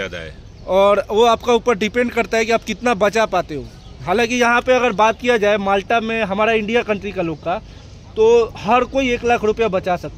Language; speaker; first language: Hindi; native; Hindi